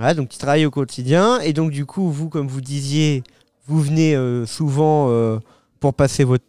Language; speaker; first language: French; native; French